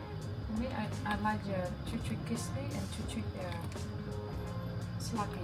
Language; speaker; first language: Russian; non-native, learner; Khmer